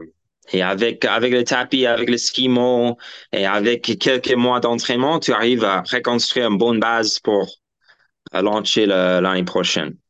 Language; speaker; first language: French; non-native, fluent; English